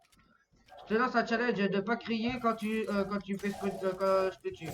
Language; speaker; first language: French; native; French